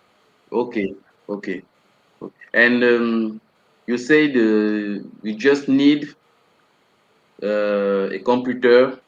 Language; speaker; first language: English; non-native, learner; French